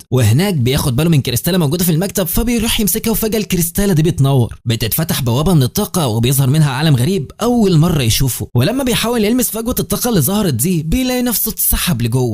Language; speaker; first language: Arabic; native; Arabic